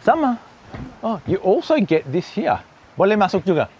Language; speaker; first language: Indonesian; non-native, fluent; English